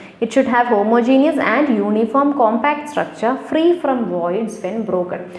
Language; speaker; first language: English; non-native, local second language; Malayalam